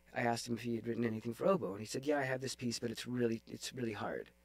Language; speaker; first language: English; native; English